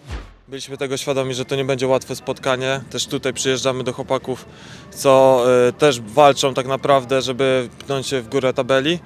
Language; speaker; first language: Polish; native; Polish